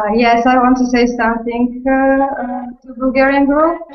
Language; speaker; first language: English; non-native, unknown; Bulgarian